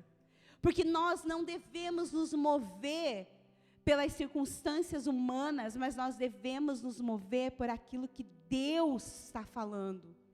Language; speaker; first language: Portuguese; native; Portuguese